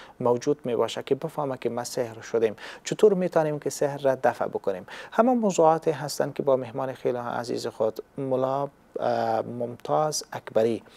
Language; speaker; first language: Persian; native; Persian